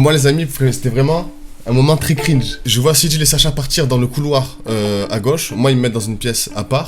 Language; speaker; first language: French; native; French